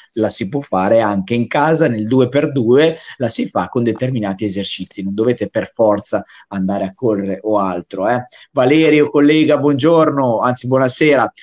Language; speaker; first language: Italian; native; Italian